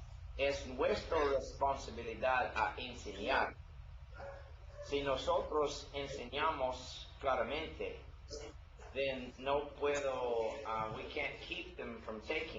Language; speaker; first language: Spanish; non-native, learner; English